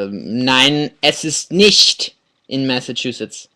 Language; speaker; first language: German; non-native, fluent; English